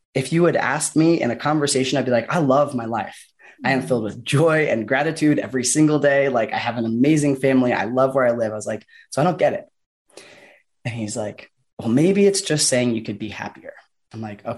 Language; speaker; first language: English; native; English